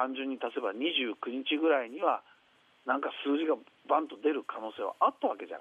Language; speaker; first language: Japanese; native; Japanese